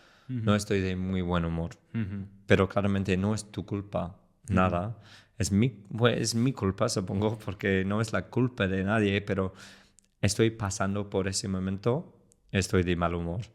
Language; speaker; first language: Spanish; non-native, fluent; English